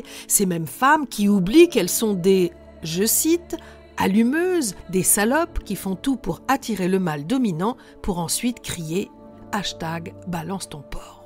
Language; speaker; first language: French; native; French